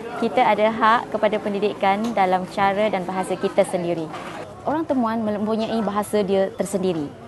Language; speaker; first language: Malay; non-native, local second language; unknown